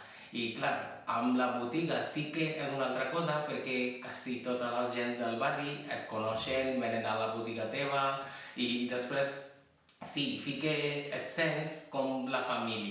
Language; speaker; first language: Catalan; non-native, fluent; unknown